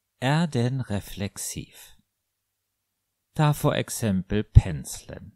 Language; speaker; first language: Norwegian; non-native, fluent; German